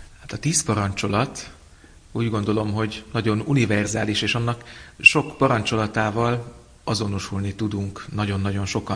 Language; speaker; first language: Hungarian; native; Hungarian